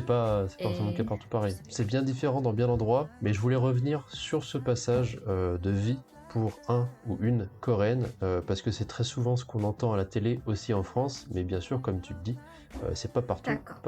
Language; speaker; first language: French; native; French